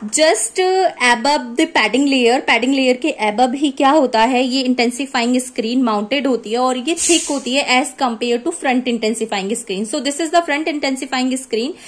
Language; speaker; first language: Hindi; native; Hindi